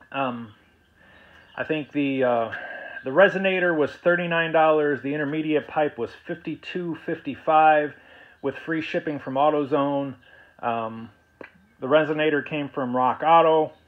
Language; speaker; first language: English; native; English